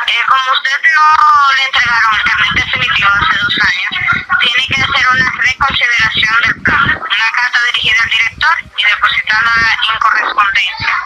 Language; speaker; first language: Spanish; native; Spanish